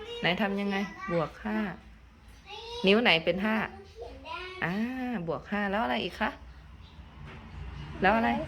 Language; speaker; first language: Thai; native; Thai